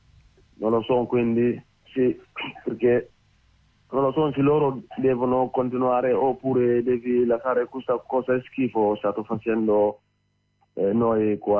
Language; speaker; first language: Italian; non-native, learner; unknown